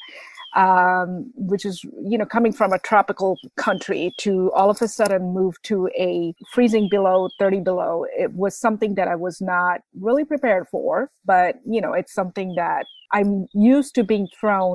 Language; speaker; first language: English; non-native, local second language; Bangla